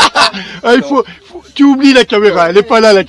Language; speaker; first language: French; native; French